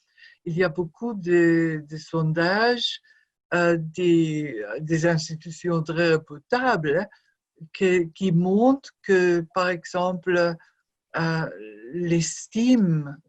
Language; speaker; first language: French; non-native, fluent; German